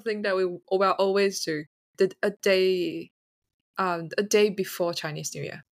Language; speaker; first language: English; non-native, local second language; Chinese